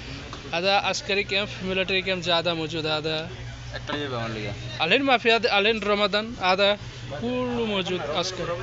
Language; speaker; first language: Arabic; non-native, learner; Bangla